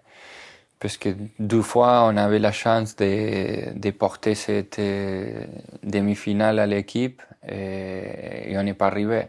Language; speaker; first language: French; non-native, fluent; Spanish